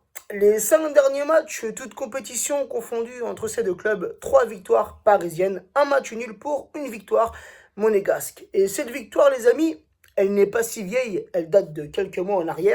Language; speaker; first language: French; native; French